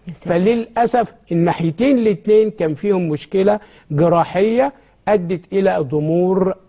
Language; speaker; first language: Egyptian Arabic; native; Egyptian Arabic